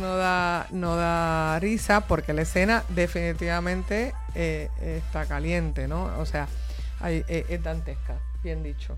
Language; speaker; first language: Spanish; native; Spanish